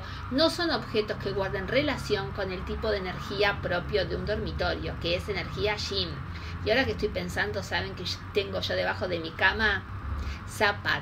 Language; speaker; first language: Spanish; native; Spanish